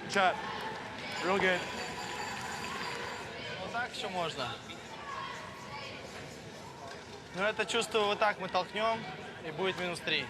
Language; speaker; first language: Russian; native; Russian